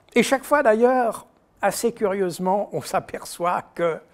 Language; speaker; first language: French; native; French